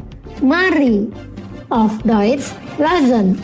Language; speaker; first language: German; non-native, fluent; Indonesian